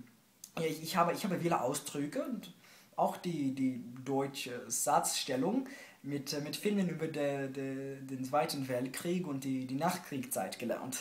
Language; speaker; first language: German; non-native, learner; English